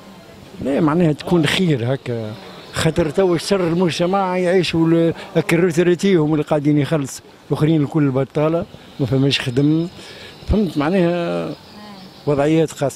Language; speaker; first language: Arabic; native; Arabic